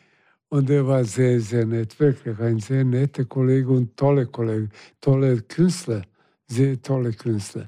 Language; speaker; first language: German; non-native, fluent; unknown